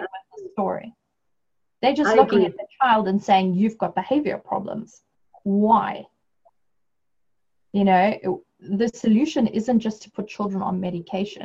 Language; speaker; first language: English; native; English